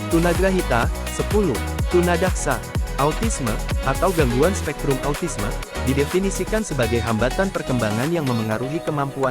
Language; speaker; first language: Indonesian; native; Indonesian